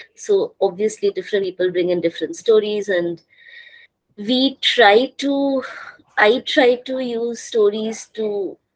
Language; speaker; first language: English; non-native, local second language; Bangla